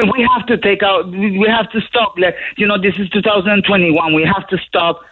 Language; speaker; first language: English; non-native, fluent; Spanish